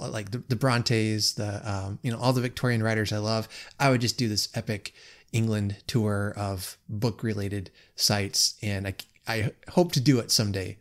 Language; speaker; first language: English; native; English